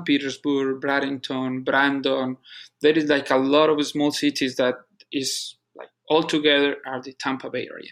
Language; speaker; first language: English; non-native, fluent; Spanish